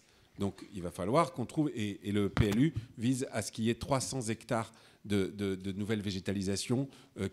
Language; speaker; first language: French; native; French